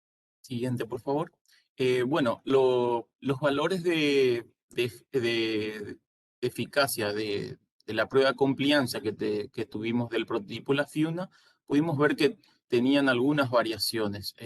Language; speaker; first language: Spanish; native; Spanish